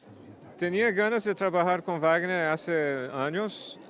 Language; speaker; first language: Spanish; non-native, fluent; Portuguese